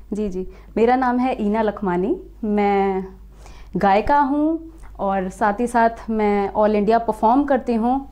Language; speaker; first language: Hindi; native; Hindi